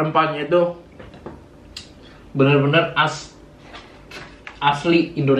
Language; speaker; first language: Indonesian; native; Indonesian